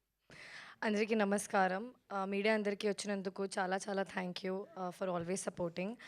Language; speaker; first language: Telugu; non-native, fluent; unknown